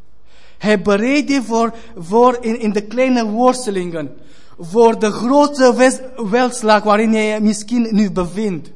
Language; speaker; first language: Dutch; non-native, fluent; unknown